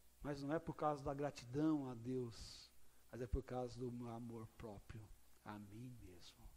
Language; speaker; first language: Portuguese; native; Portuguese